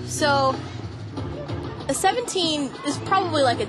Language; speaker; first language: English; native; English